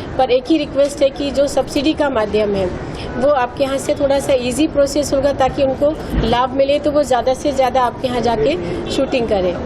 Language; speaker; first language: Hindi; non-native, local second language; Bhojpuri